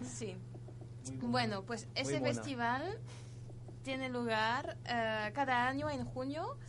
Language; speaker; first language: Spanish; non-native, fluent; French